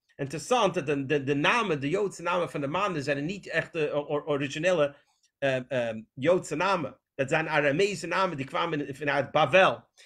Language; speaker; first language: Dutch; non-native, fluent; English